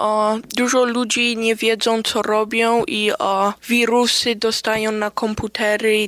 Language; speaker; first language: Polish; early bilingual, heritage; Polish